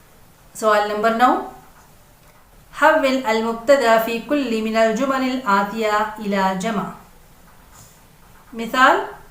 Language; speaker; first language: Arabic; non-native, fluent; Urdu